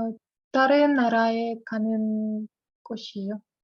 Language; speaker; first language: Korean; non-native, learner; Russian